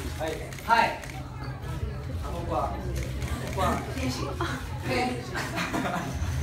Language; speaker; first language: Japanese; non-native, learner; Korean